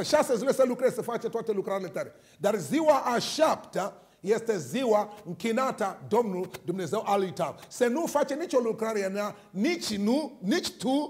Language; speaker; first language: Romanian; non-native, learner; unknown